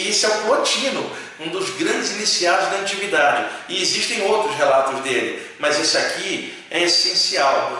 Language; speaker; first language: Portuguese; native; Portuguese